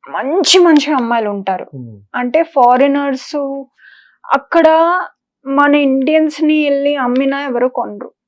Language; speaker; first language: Telugu; native; Telugu